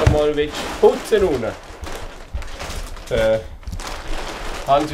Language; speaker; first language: German; native; German